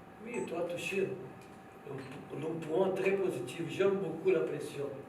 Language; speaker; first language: French; non-native, fluent; Portuguese